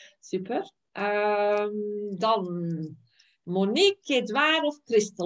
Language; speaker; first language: Dutch; native; Dutch